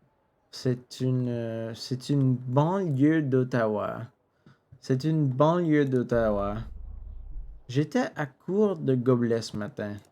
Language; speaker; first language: French; non-native, local second language; English